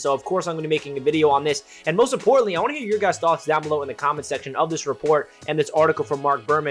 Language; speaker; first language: English; native; English